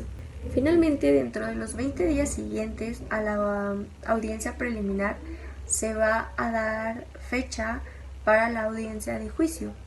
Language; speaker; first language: Spanish; native; Spanish